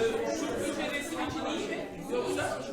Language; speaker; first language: Turkish; native; Turkish